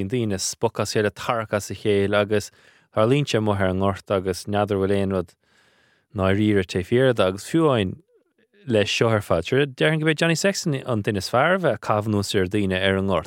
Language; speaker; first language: Irish; native; Irish